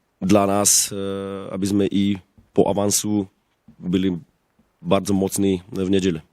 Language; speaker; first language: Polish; non-native, learner; Slovak